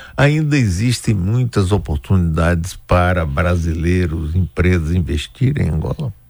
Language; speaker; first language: Portuguese; native; Portuguese